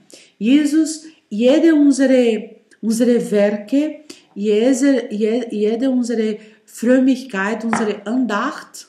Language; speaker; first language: German; non-native, learner; Portuguese